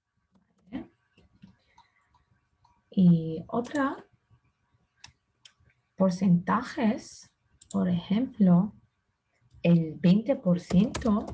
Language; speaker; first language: Spanish; non-native, fluent; Turkish